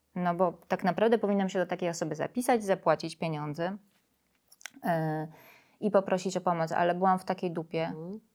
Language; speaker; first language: Polish; native; Polish